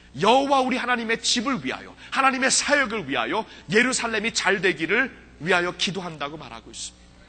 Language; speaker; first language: Korean; early bilingual, heritage; Korean